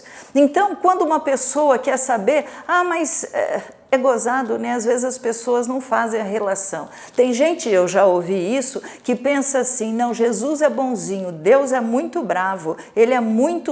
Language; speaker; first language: Portuguese; native; Portuguese